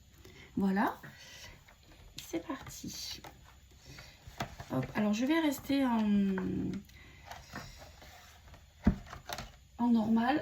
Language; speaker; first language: French; native; French